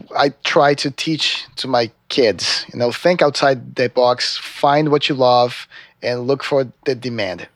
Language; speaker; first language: English; non-native, fluent; Portuguese